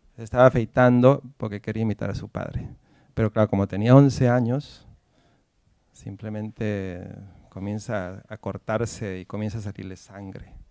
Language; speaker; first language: Spanish; native; Spanish